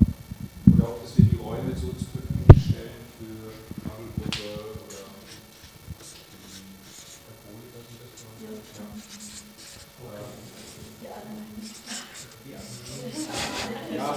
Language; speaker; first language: German; native; German